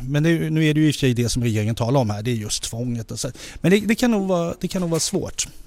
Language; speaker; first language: Swedish; native; Swedish